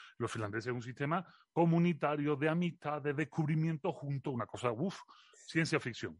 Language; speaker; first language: Spanish; native; Spanish